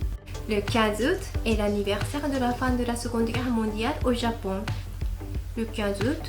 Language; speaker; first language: French; non-native, fluent; Japanese